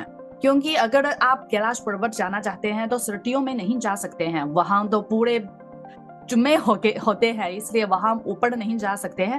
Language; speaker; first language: Hindi; non-native, fluent; Chinese